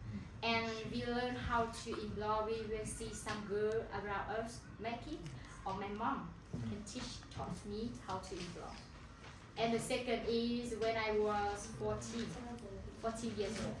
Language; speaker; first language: English; non-native, learner; Hmong